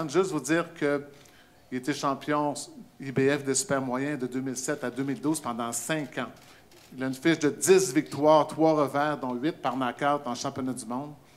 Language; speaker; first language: French; native; French